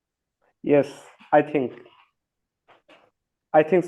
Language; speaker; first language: English; non-native, learner; Bangla